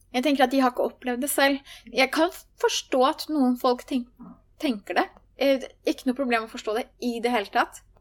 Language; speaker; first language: Norwegian; native; Norwegian